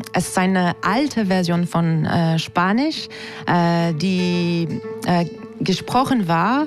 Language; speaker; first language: German; non-native, learner; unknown